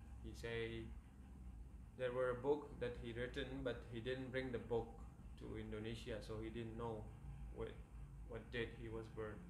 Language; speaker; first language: English; non-native, fluent; Hazaragi